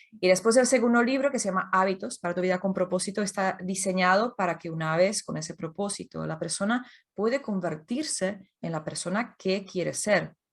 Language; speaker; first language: Spanish; non-native, fluent; Czech